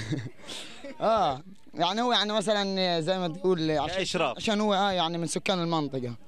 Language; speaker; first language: Arabic; native; Arabic